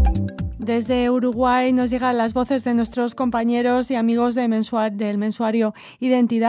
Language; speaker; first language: Spanish; native; Spanish